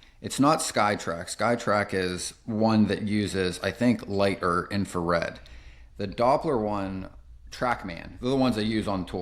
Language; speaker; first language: English; native; English